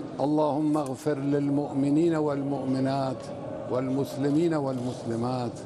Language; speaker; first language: Arabic; non-native, fluent; Persian